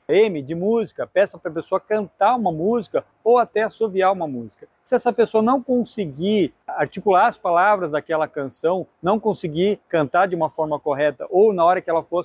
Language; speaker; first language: Portuguese; native; Portuguese